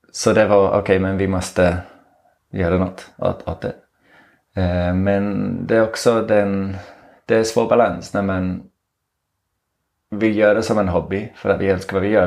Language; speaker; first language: Swedish; non-native, fluent; English